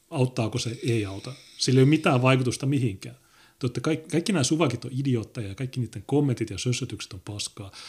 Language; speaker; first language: Finnish; native; Finnish